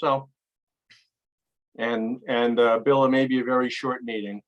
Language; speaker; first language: English; native; English